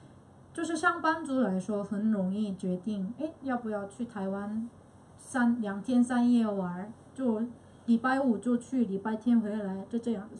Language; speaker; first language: Chinese; non-native, fluent; Korean